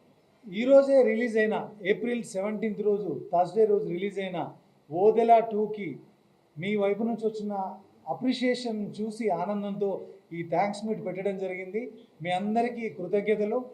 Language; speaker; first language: Telugu; native; Telugu